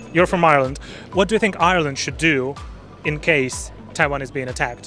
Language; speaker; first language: English; non-native, fluent; Polish